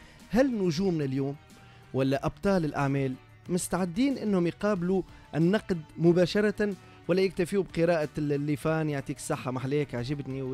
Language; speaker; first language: Arabic; native; Arabic